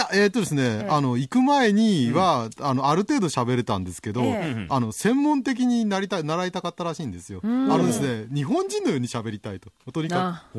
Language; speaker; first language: Japanese; native; Japanese